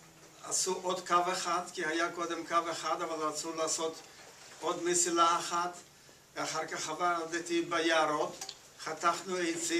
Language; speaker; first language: Hebrew; non-native, fluent; Yiddish